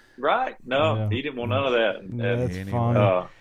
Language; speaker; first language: English; native; English